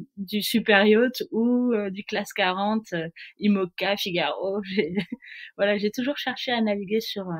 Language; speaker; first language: French; native; French